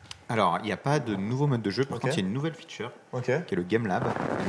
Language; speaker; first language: French; native; French